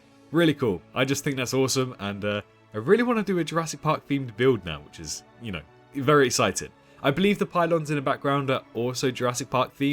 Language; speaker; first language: English; native; English